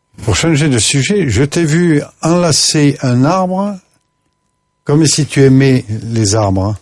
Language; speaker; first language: French; native; French